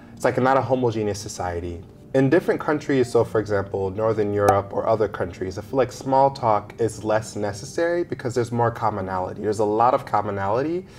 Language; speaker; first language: English; native; English